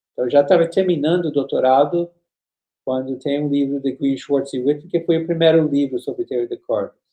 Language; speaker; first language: Portuguese; non-native, fluent; English